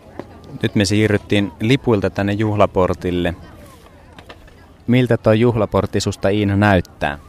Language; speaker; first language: Finnish; native; Finnish